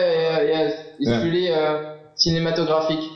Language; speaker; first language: English; non-native, learner; French